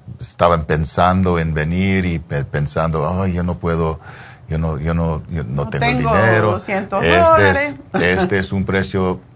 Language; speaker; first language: Spanish; early bilingual, heritage; English